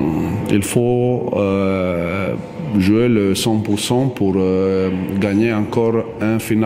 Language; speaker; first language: French; non-native, fluent; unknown